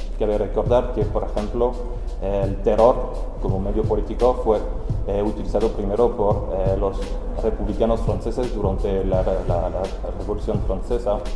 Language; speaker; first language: Spanish; non-native, fluent; French